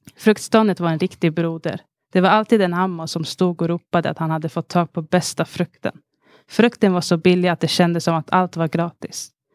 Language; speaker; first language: Swedish; early bilingual, other home language; Arabic